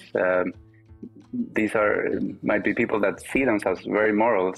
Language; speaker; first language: English; non-native, fluent; Swedish